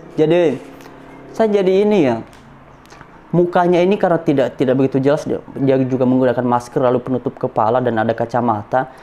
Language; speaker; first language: Indonesian; non-native, local second language; Nias